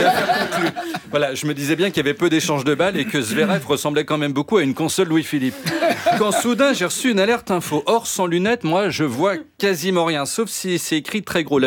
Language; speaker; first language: French; native; French